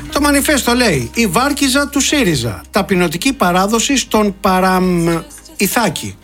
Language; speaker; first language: Greek; native; Greek